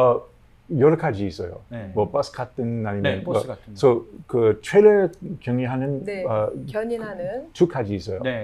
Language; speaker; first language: Korean; non-native, learner; English